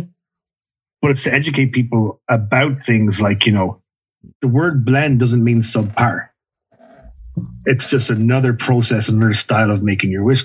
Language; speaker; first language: English; native; English